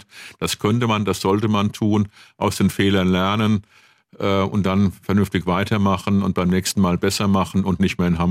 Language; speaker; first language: German; native; German